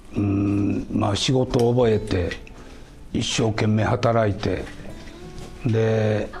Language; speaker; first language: Japanese; native; Japanese